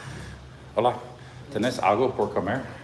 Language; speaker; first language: Spanish; non-native, learner; English